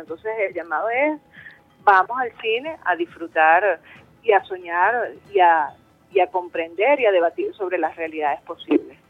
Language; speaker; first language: Spanish; native; Spanish